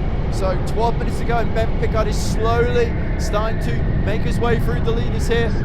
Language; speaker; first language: English; native; English